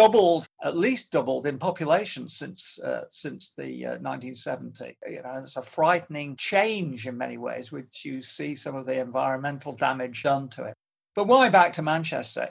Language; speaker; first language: English; native; English